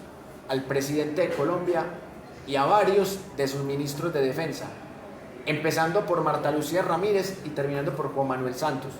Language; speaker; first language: Spanish; native; Spanish